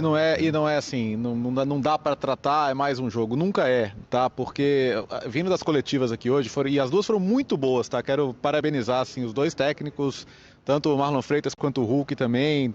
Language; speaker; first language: Portuguese; native; Portuguese